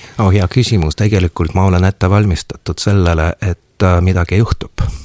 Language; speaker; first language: Estonian; non-native, local second language; Russian